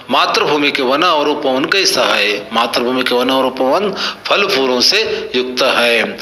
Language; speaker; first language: Hindi; non-native, local second language; Kannada